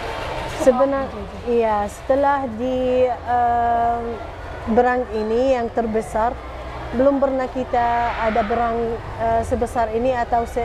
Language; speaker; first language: Indonesian; non-native, fluent; Arabic